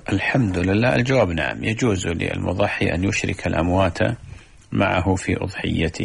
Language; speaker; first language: Arabic; native; Arabic